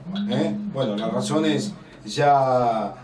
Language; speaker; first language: Spanish; native; Spanish